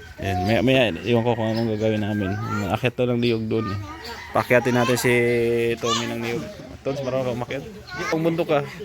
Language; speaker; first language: Filipino; non-native, local second language; Hiligaynon